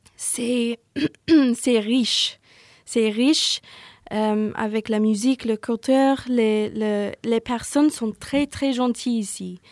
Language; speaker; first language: French; non-native, learner; English